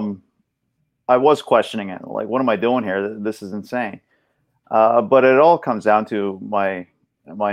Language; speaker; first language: English; native; English